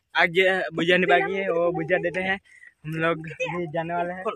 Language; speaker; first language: Hindi; non-native, local second language; Gujarati